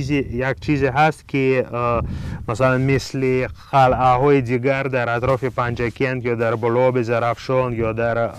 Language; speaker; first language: Persian; non-native, fluent; Russian